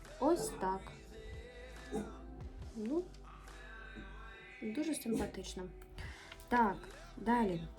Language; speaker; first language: Ukrainian; native; Ukrainian